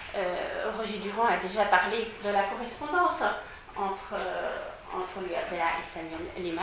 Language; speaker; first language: French; native; French